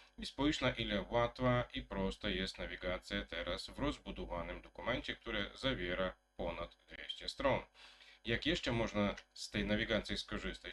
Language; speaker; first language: Polish; native; Polish